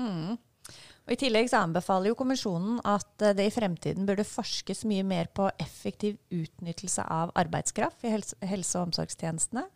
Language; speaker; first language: Norwegian; native; Norwegian